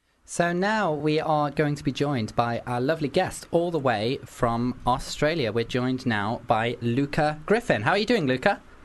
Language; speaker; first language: English; native; English